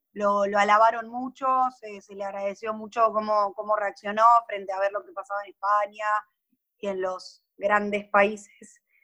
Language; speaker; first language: Spanish; native; Spanish